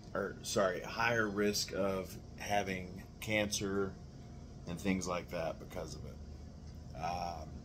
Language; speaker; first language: English; native; English